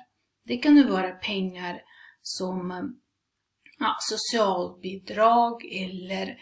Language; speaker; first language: Swedish; non-native, fluent; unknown